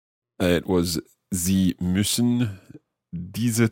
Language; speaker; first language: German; non-native, learner; English